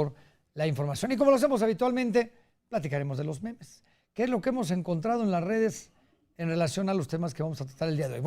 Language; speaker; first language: Spanish; native; Spanish